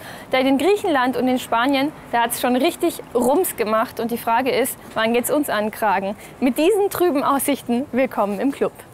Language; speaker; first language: German; native; German